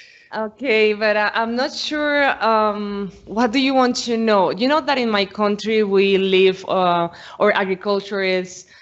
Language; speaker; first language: English; non-native, learner; Spanish